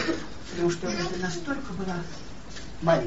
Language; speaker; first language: Polish; non-native, learner; Russian